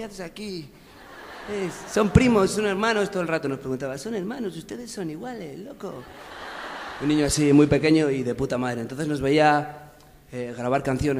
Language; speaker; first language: Spanish; native; Spanish